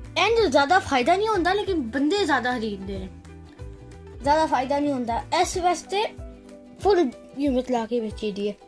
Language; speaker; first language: Punjabi; non-native, local second language; Urdu